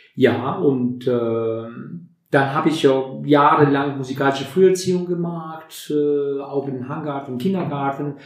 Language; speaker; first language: German; non-native, fluent; Albanian